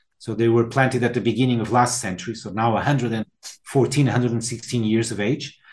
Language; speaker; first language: English; non-native, fluent; Portuguese